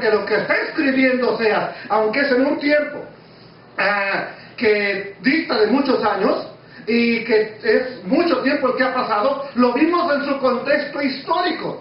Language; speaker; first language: Spanish; native; Spanish